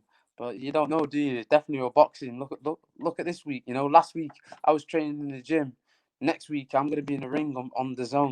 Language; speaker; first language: English; native; English